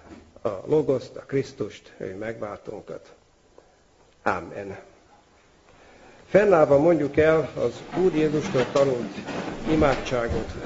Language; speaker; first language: Hungarian; native; Hungarian